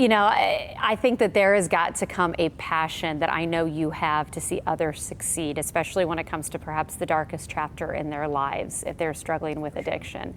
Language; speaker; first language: English; native; English